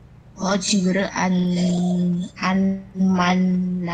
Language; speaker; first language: Korean; non-native, learner; Indonesian